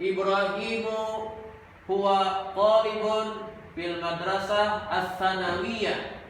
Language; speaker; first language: Arabic; non-native, fluent; Indonesian